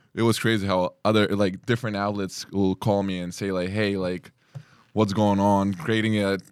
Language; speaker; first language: English; early bilingual, other home language; Lithuanian